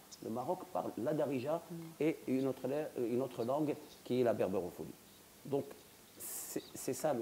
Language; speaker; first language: French; non-native, local second language; Arabic